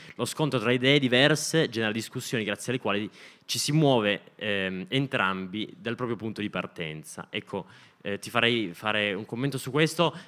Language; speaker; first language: Italian; native; Italian